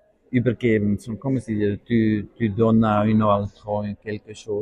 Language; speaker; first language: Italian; non-native, learner; Arabic